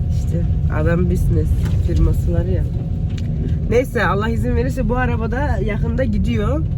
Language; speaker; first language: Turkish; early bilingual, heritage; Turkish